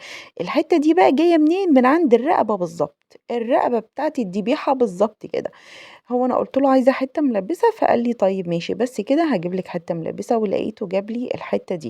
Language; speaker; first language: Arabic; native; Arabic